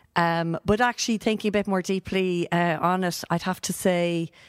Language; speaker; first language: English; native; English